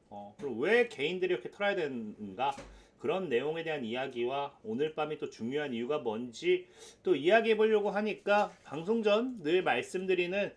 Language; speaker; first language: Korean; native; Korean